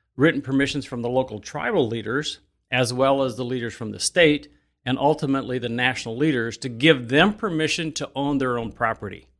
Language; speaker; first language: English; native; English